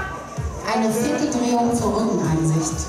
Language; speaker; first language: German; native; German